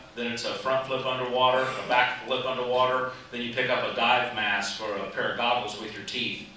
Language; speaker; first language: English; native; English